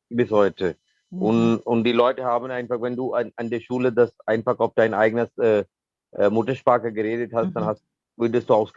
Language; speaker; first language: German; non-native, learner; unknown